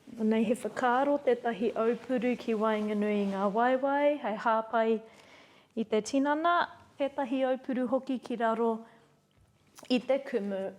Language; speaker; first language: Māori; non-native, local second language; English